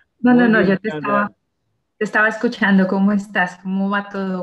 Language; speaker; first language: Spanish; native; Spanish